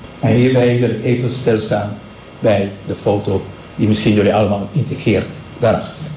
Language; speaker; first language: Dutch; non-native, local second language; Papiamento